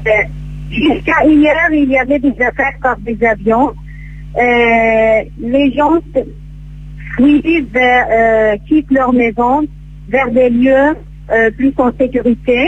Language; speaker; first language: French; non-native, fluent; Kurdish